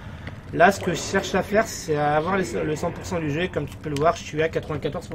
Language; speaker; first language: French; native; French